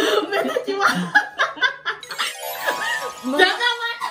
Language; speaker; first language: Korean; non-native, learner; Thai